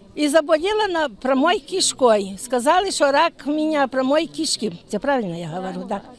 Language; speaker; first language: Ukrainian; native; Ukrainian